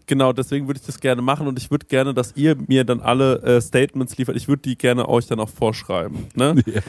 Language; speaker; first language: German; native; German